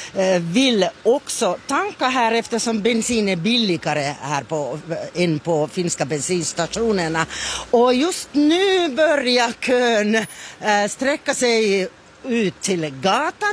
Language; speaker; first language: Swedish; non-native, fluent; Finnish